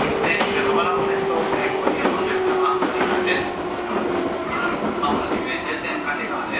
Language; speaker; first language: Japanese; native; Japanese